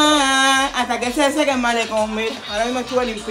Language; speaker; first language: Spanish; native; Spanish